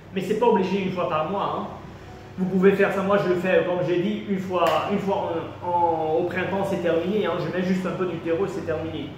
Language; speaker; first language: French; non-native, local second language; Arabic